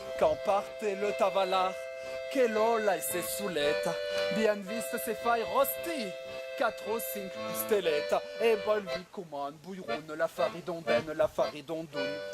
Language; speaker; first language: French; native; French